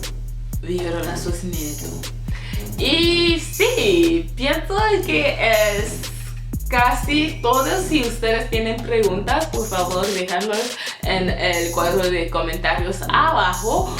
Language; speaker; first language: Spanish; non-native, fluent; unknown